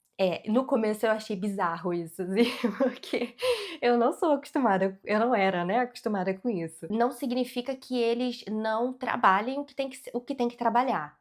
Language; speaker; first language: Portuguese; native; Portuguese